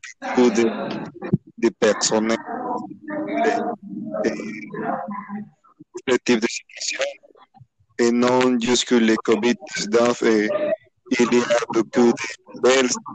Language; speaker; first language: French; non-native, learner; Spanish